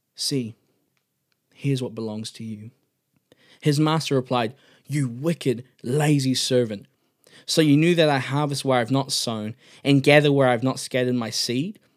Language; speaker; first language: English; native; English